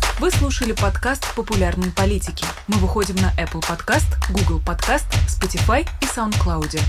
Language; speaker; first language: Russian; native; Russian